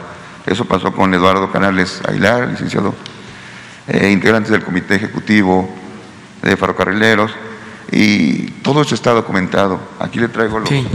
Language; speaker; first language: Spanish; native; Spanish